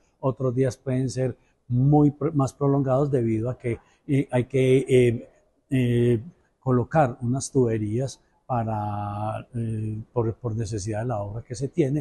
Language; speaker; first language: Spanish; native; Spanish